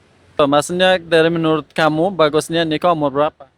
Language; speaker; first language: Indonesian; non-native, fluent; Persian